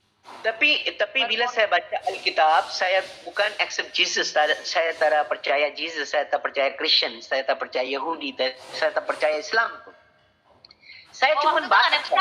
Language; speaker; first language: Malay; non-native, learner; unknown